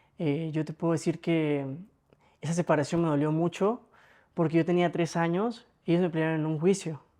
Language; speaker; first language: Spanish; native; Spanish